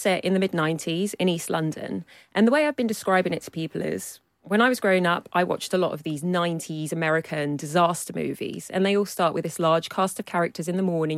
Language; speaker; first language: English; native; English